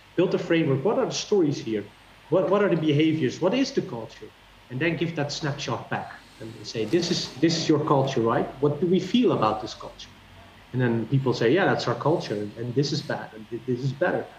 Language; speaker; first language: English; non-native, fluent; Dutch